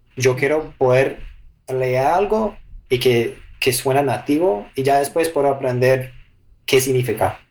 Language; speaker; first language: Spanish; non-native, fluent; English